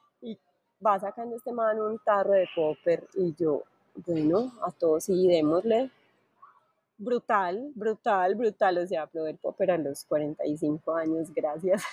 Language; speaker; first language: Spanish; native; Spanish